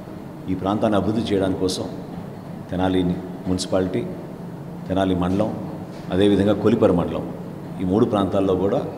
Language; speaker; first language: Telugu; native; Telugu